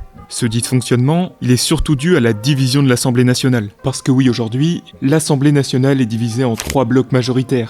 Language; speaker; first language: French; native; French